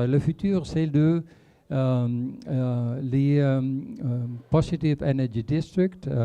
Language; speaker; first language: French; non-native, fluent; Spanish